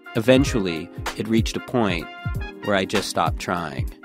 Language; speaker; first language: English; native; English